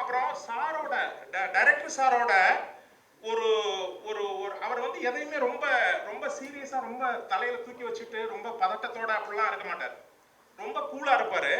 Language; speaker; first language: Tamil; native; Tamil